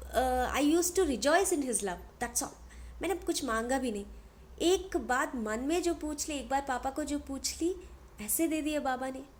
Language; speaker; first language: Hindi; non-native, local second language; Telugu